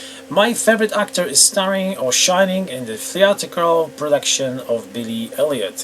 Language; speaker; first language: English; non-native, fluent; Polish